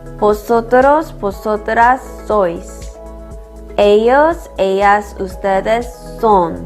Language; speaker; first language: Spanish; non-native, fluent; Korean